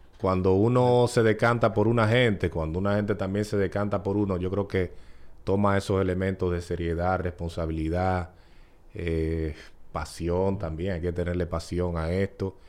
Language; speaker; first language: Spanish; native; Spanish